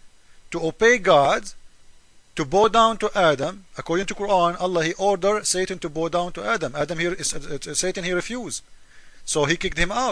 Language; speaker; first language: English; non-native, fluent; Arabic